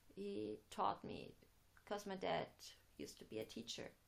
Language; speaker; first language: English; non-native, fluent; German